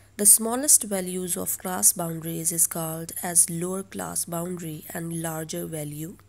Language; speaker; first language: English; non-native, local second language; Urdu